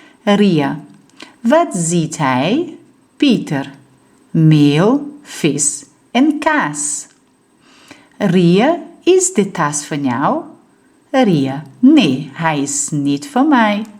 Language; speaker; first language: Dutch; non-native, fluent; Portuguese